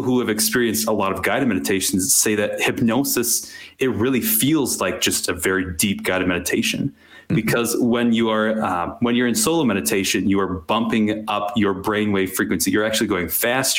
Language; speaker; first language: English; native; English